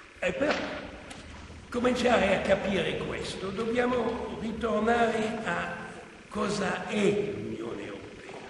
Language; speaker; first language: Italian; non-native, fluent; French